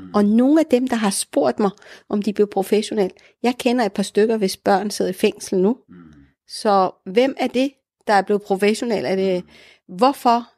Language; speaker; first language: Danish; early bilingual, other home language; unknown